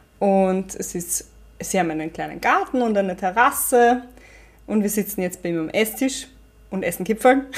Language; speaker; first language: German; native; German